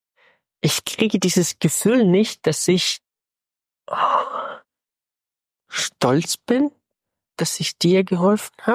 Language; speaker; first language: German; non-native, fluent; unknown